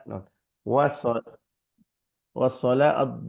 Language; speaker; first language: Arabic; non-native, learner; Indonesian